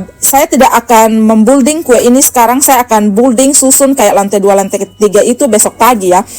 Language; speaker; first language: Indonesian; native; Indonesian